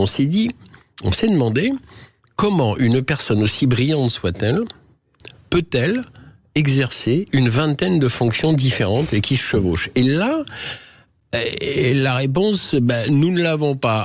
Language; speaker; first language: French; native; French